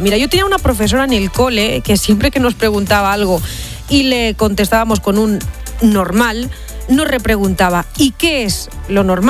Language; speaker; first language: Spanish; native; Spanish